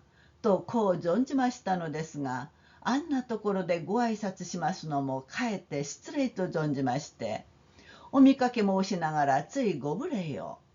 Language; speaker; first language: Japanese; non-native, fluent; Korean